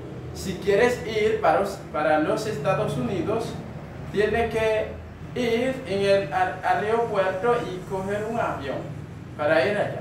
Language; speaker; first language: Spanish; non-native, fluent; Haitian Creole